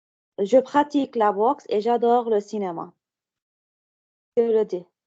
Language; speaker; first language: French; non-native, learner; Arabic